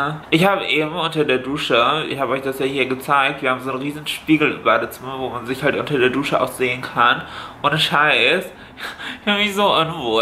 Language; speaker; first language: German; native; German